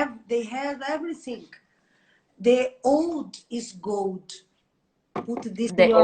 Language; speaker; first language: English; non-native, learner; Portuguese